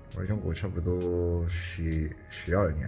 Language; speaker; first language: Chinese; non-native, fluent; Japanese